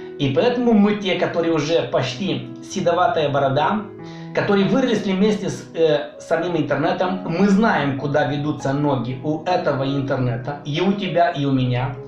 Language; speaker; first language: Russian; non-native, local second language; Romanian